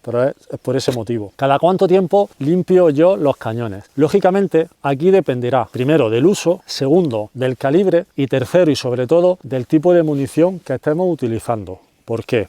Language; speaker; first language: Spanish; native; Spanish